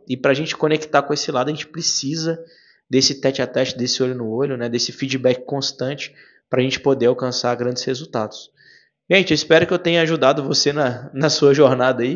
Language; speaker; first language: Portuguese; native; Portuguese